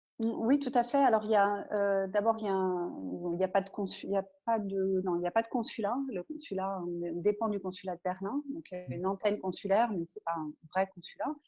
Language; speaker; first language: French; native; French